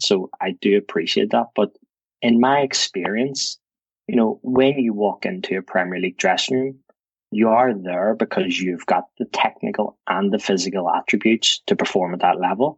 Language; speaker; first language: English; native; English